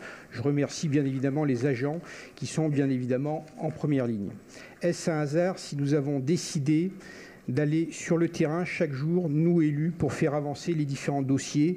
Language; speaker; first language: French; native; French